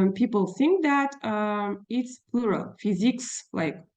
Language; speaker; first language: English; non-native, fluent; Russian